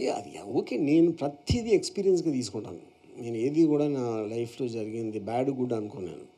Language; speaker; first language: Telugu; native; Telugu